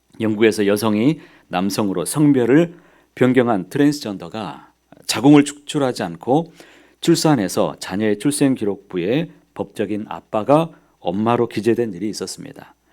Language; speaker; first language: Korean; native; Korean